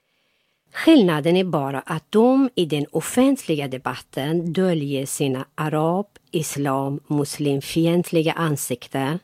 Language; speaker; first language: Swedish; non-native, fluent; Persian